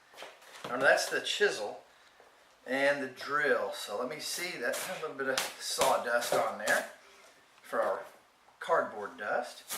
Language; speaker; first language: English; native; English